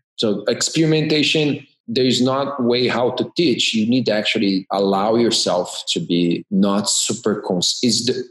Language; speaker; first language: English; non-native, fluent; Portuguese